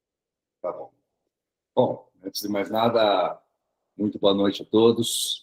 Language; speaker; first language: Portuguese; early bilingual, other home language; Korean